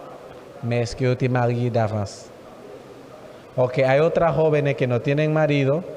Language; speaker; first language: Spanish; non-native, fluent; Haitian Creole